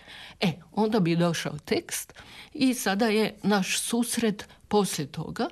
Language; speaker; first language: Serbian; native; Serbian